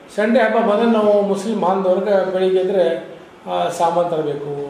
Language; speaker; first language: Kannada; non-native, local second language; Urdu